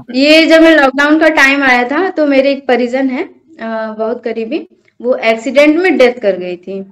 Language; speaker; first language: Hindi; native; Hindi